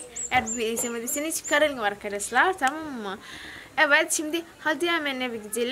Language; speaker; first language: Turkish; non-native, learner; Indonesian